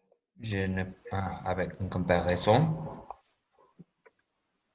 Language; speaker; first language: French; non-native, learner; Spanish